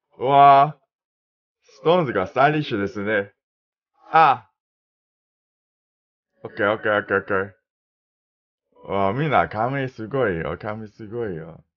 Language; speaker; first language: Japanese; non-native, learner; English